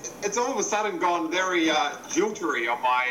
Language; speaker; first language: English; native; English